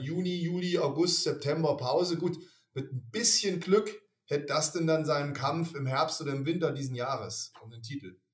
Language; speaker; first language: German; native; German